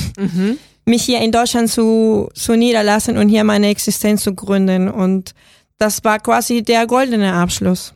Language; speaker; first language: German; non-native, fluent; Spanish